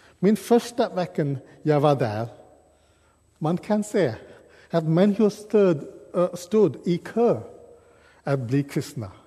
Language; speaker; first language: Swedish; non-native, fluent; English